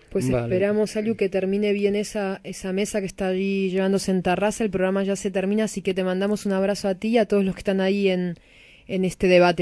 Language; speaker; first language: Spanish; native; Spanish